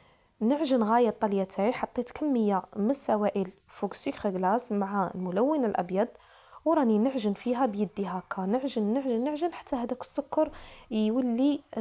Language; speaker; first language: Arabic; native; Arabic